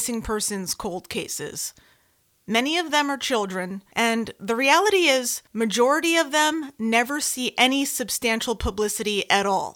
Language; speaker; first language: English; native; English